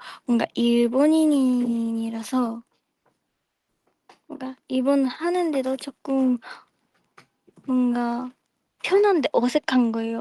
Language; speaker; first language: Korean; non-native, fluent; Japanese